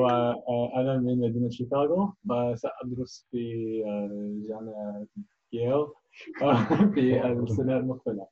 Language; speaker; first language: Arabic; non-native, learner; English